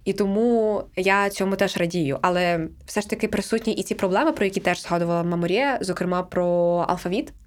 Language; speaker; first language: Ukrainian; native; Ukrainian